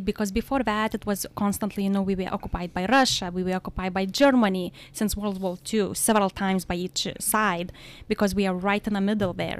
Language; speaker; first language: English; non-native, fluent; Lithuanian